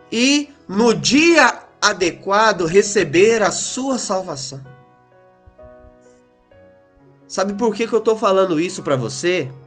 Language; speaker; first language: Portuguese; native; Portuguese